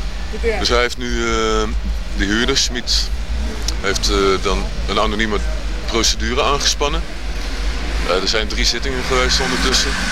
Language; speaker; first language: Dutch; native; Dutch